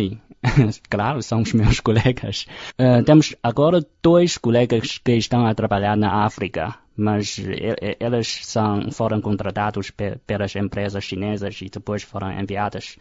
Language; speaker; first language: Portuguese; non-native, fluent; Chinese